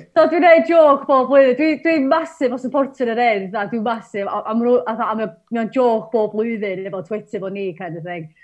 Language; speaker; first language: Welsh; native; Welsh